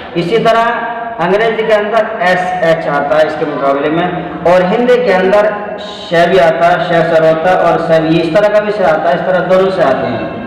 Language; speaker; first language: Urdu; native; Urdu